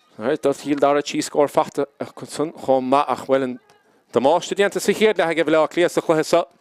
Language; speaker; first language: Irish; native; Irish